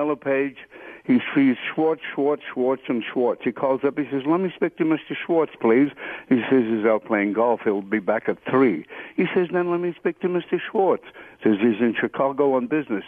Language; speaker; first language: English; native; English